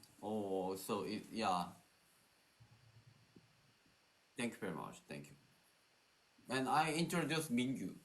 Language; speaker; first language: English; non-native, learner; Korean